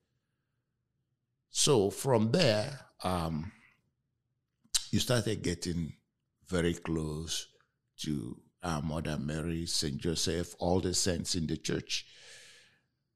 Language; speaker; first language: English; non-native, local second language; Igbo